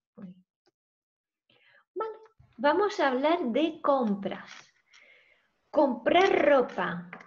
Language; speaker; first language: Spanish; non-native, fluent; Russian